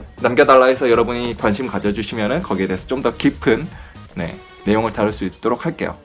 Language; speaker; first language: Korean; native; Korean